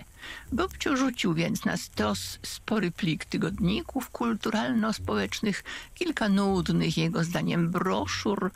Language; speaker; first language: Polish; native; Polish